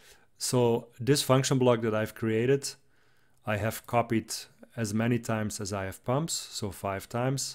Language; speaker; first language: English; non-native, fluent; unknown